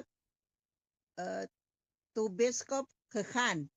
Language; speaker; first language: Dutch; non-native, learner; Indonesian